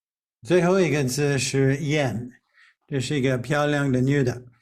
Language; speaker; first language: Chinese; non-native, fluent; English